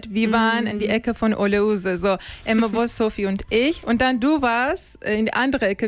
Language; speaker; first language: German; non-native, learner; Turkish